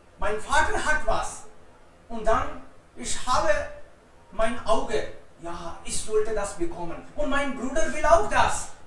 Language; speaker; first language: German; non-native, fluent; Hindi